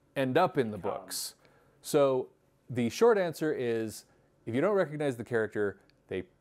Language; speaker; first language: English; native; English